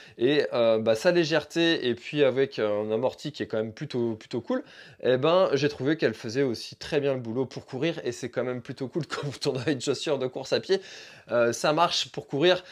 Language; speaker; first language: French; native; French